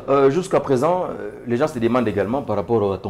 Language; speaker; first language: French; non-native, local second language; Swahili